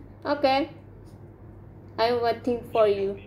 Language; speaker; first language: English; non-native, learner; Indonesian